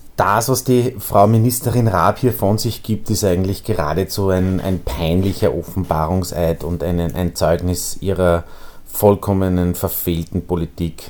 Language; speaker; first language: German; native; German